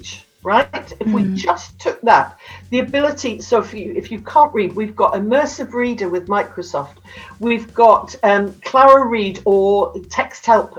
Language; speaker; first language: English; native; English